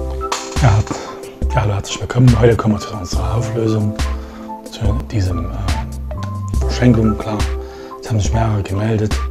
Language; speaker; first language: German; native; German